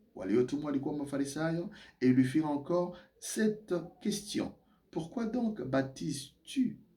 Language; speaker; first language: French; non-native, local second language; Swahili